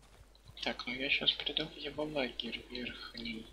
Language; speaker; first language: Russian; native; Russian